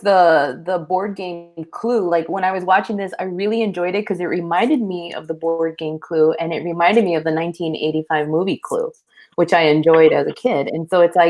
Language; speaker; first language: English; early bilingual, other home language; Spanish